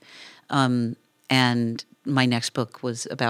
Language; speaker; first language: English; native; English